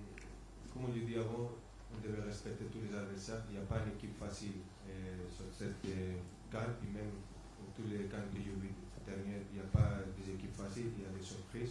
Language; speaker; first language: French; non-native, fluent; Spanish